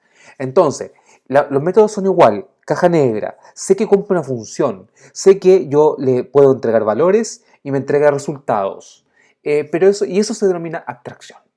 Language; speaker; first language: Spanish; native; Spanish